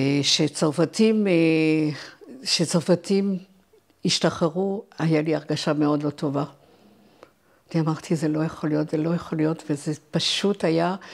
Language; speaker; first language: Hebrew; non-native, fluent; French